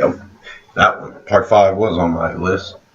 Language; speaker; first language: English; native; English